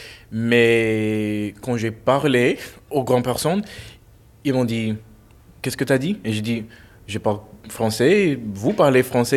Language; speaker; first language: French; non-native, fluent; English